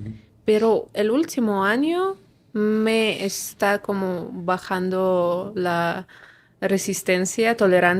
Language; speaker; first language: Spanish; non-native, fluent; Ukrainian